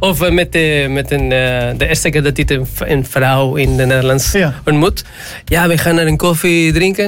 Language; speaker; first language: Dutch; non-native, learner; Spanish